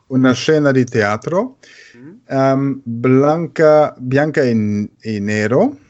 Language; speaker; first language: Italian; non-native, learner; German